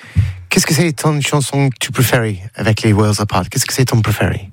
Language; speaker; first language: French; non-native, learner; English